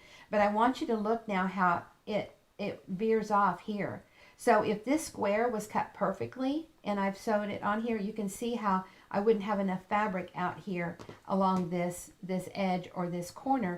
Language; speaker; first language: English; native; English